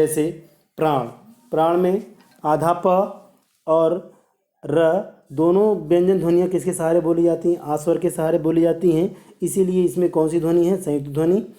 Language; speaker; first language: Hindi; native; Hindi